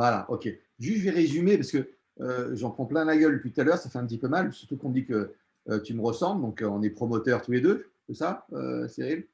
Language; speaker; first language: French; native; French